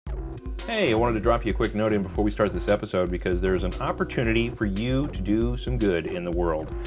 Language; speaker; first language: English; native; English